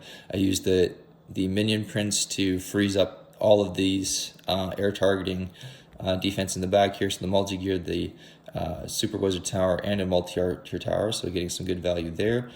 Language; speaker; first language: English; native; English